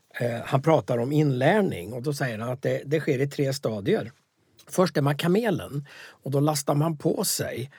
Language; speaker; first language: Swedish; native; Swedish